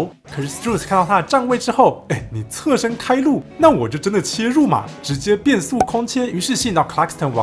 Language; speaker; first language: Chinese; native; Chinese